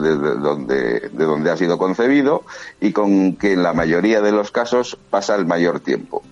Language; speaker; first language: Spanish; native; Spanish